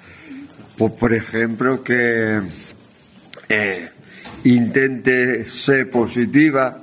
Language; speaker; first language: Spanish; non-native, local second language; Catalan